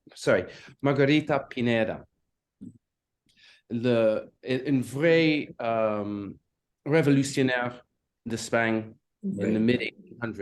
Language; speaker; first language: French; non-native, learner; English